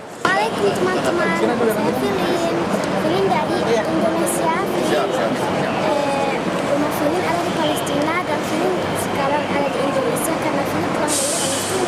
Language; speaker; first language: Indonesian; early bilingual, heritage; Indonesian